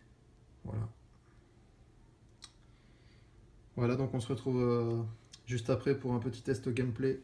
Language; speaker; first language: French; native; French